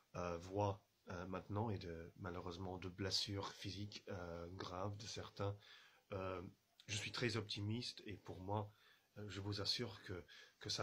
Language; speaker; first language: French; non-native, fluent; English